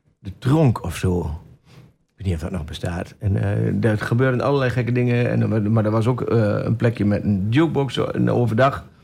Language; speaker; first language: Dutch; native; Dutch